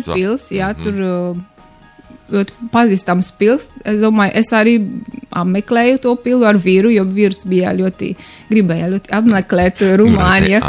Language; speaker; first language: Latvian; non-native, learner; Romanian